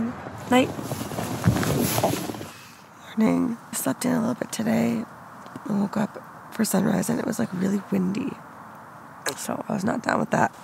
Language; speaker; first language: English; native; English